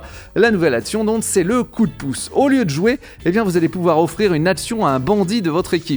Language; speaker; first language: French; native; French